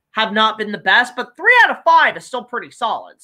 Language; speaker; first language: English; native; English